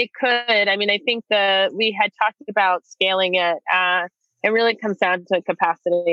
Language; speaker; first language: English; native; English